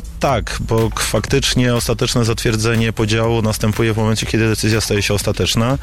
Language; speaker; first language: Polish; native; Polish